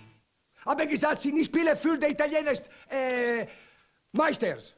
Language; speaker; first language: German; non-native, learner; Italian